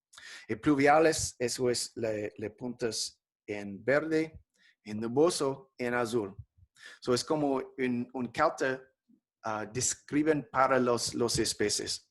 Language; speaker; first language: Spanish; non-native, fluent; English